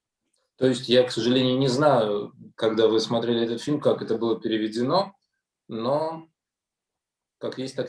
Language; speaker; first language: Russian; native; Russian